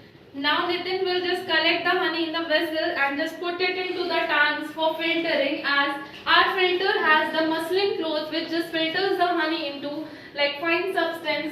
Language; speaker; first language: English; non-native, local second language; Hindi